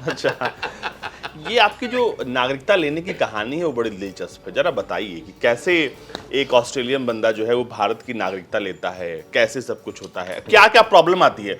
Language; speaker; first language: Hindi; native; Hindi